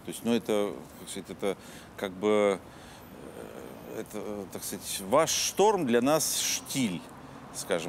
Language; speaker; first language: Russian; native; Russian